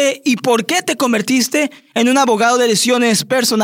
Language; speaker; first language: Spanish; native; Spanish